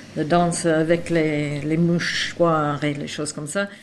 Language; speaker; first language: French; non-native, fluent; English